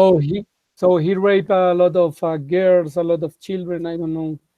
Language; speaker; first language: English; non-native, fluent; Spanish